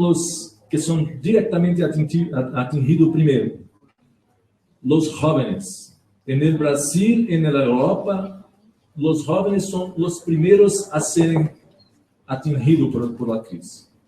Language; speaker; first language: Spanish; non-native, learner; Portuguese